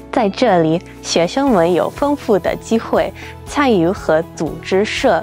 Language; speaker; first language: Chinese; non-native, fluent; English